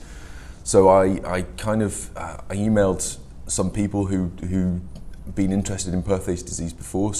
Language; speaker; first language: English; native; English